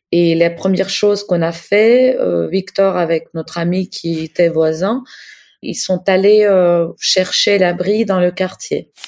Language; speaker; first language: French; non-native, fluent; Ukrainian